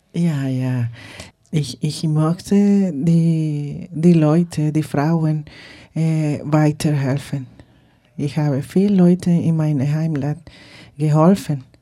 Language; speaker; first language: German; non-native, learner; Spanish